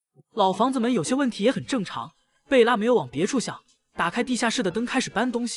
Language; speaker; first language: Chinese; native; Chinese